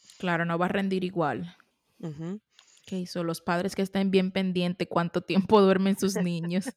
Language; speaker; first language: Spanish; native; Spanish